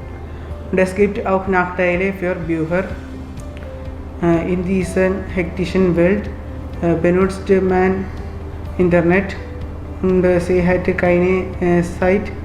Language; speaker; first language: German; non-native, learner; Malayalam